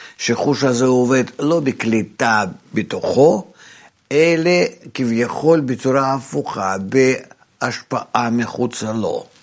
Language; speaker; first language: Hebrew; non-native, fluent; Russian